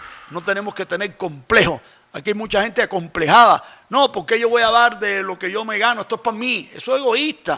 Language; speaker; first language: Spanish; native; Spanish